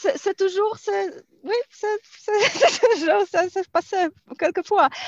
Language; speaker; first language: French; non-native, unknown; Polish